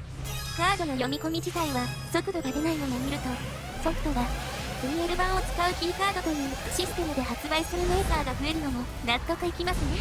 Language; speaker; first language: Japanese; native; Japanese